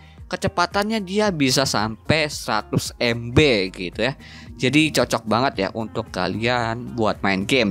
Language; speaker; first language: Indonesian; native; Indonesian